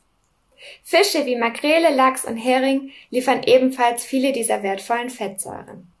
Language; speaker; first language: German; native; German